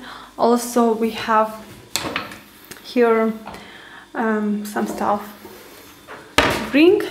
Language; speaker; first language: English; non-native, learner; Ukrainian